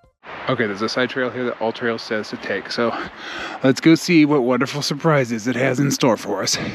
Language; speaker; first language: English; native; English